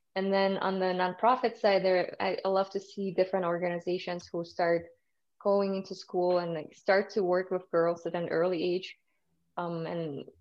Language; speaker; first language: English; early bilingual, other home language; Russian